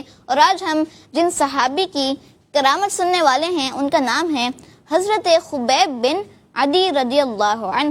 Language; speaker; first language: Urdu; native; Urdu